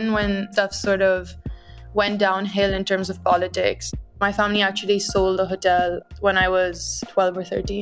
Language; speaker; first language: English; non-native, local second language; Urdu